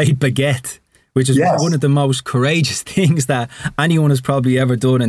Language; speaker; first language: English; native; English